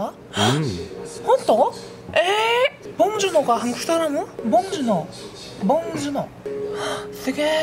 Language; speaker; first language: Korean; non-native, learner; Japanese